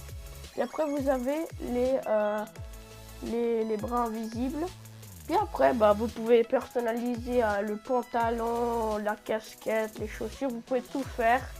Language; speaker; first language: French; native; French